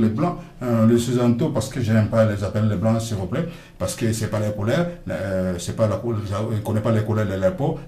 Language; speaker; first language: French; non-native, local second language; Lingala